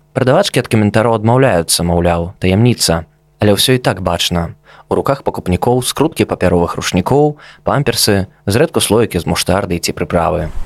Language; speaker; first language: Belarusian; native; Belarusian